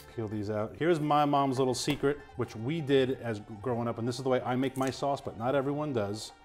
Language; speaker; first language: English; native; English